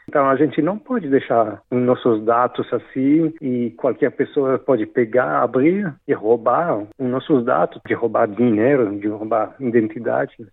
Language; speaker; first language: Portuguese; non-native, fluent; French